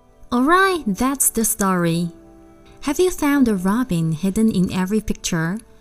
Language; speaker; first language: English; non-native, fluent; Chinese